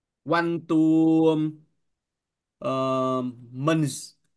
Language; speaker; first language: English; non-native, learner; Vietnamese